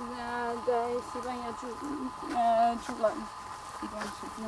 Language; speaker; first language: Chinese; non-native, fluent; Spanish